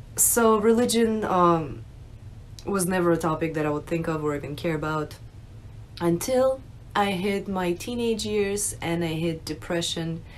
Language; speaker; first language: English; early bilingual, other home language; Russian